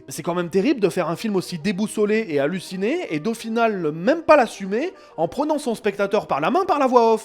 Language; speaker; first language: French; native; French